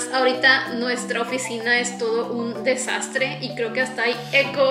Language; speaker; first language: Spanish; native; Spanish